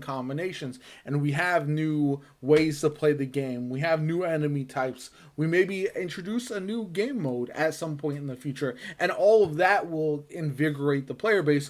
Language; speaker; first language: English; native; English